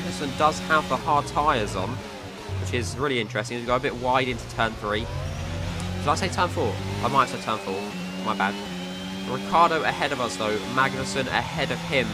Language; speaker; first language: English; native; English